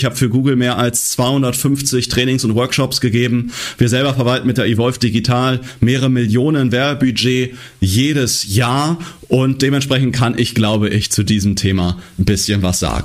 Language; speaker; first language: German; native; German